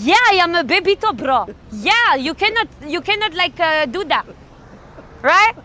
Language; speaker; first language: English; non-native, learner; French